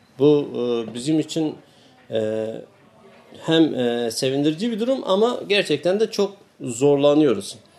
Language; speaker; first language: Turkish; non-native, local second language; Kurdish